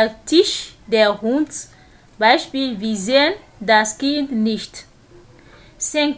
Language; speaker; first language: German; non-native, learner; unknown